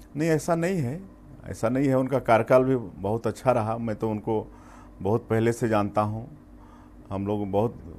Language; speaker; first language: Hindi; native; Hindi